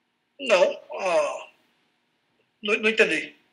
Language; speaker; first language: Portuguese; native; Portuguese